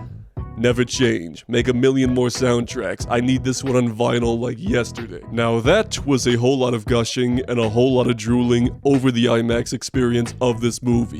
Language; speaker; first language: English; native; English